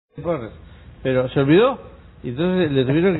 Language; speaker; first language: Spanish; native; Spanish